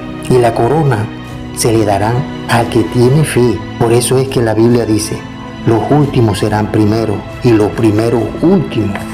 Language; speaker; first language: Spanish; native; Spanish